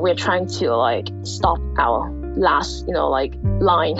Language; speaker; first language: English; non-native, local second language; Cantonese